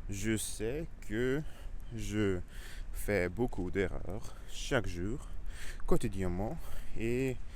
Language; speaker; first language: French; non-native, learner; Russian